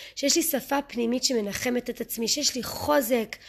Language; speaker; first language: Hebrew; early bilingual, other home language; English